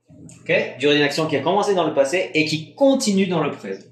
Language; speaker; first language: French; non-native, fluent; Spanish